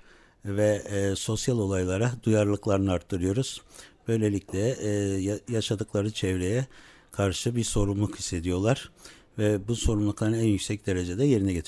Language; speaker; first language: Turkish; native; Turkish